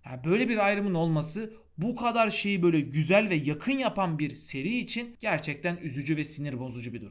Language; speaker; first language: Turkish; native; Turkish